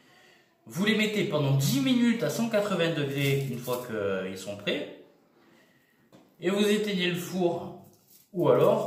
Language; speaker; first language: French; native; French